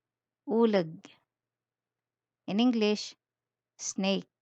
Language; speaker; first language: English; non-native, local second language; Filipino